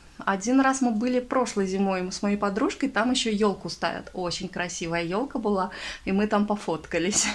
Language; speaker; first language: Russian; native; Russian